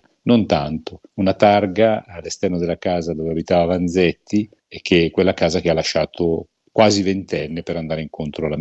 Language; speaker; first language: Italian; native; Italian